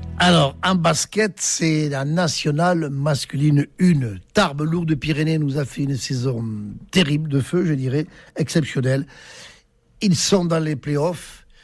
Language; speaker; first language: French; native; French